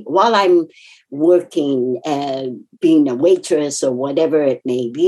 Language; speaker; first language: English; non-native, fluent; Japanese